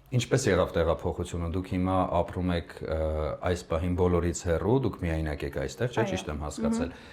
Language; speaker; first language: Armenian; native; Armenian